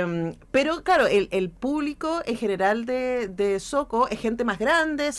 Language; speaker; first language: Spanish; native; Spanish